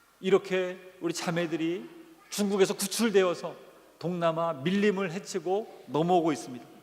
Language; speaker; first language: Korean; native; Korean